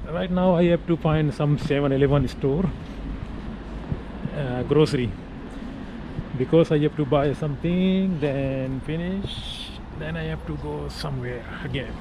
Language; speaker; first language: English; non-native, learner; Urdu